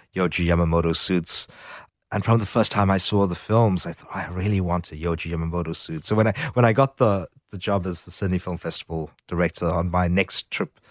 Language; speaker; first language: English; native; English